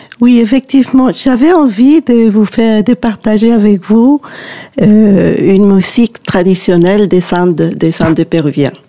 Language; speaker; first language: French; non-native, fluent; Spanish